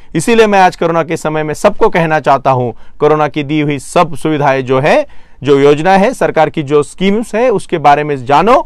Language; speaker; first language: Hindi; non-native, local second language; Marathi